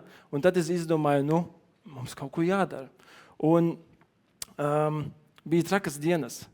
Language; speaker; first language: Latvian; non-native, learner; German